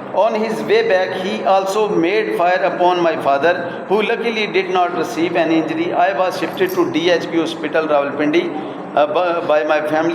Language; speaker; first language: English; non-native, local second language; Urdu